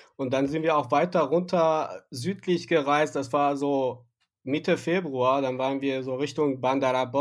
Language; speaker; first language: German; non-native, fluent; Persian